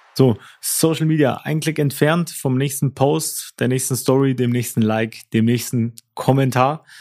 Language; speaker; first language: German; native; German